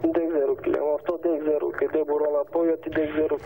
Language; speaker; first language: Greek; non-native, learner; Bulgarian